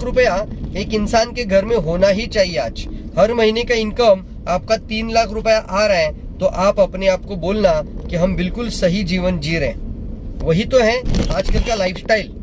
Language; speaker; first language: Hindi; non-native, local second language; Marathi